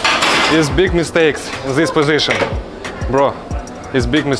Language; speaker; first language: English; non-native, learner; Russian